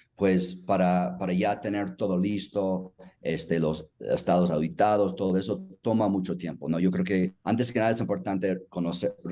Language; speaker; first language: Spanish; non-native, fluent; English